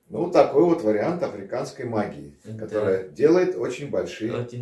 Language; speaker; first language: Russian; native; Russian